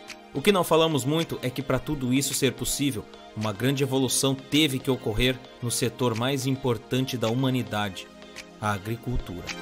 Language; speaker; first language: Portuguese; native; Portuguese